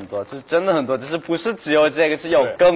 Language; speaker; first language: Chinese; non-native, fluent; Thai